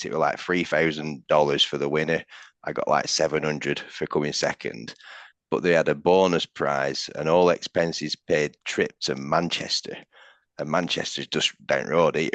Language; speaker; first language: English; native; English